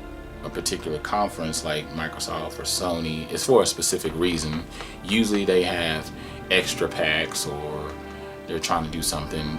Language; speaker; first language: English; native; English